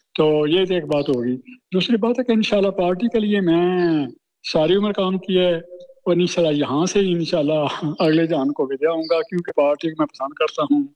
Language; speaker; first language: Urdu; non-native, local second language; Punjabi